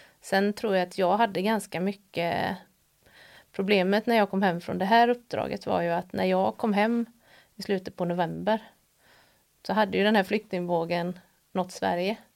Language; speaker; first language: Swedish; native; Swedish